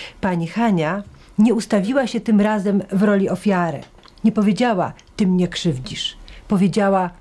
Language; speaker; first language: Polish; native; Polish